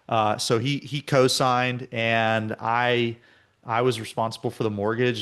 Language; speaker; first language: English; native; English